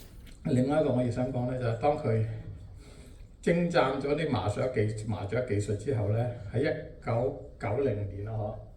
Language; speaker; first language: Cantonese; native; Cantonese